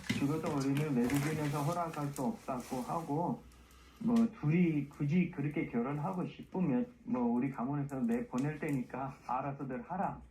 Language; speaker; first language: Korean; non-native, fluent; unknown